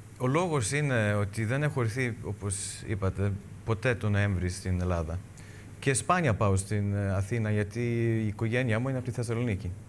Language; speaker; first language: Greek; early bilingual, heritage; Greek